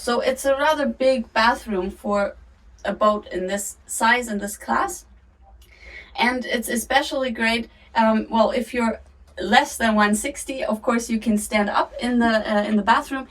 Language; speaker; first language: English; non-native, fluent; German